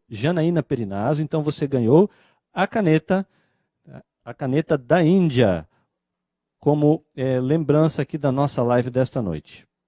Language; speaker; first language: Portuguese; native; Portuguese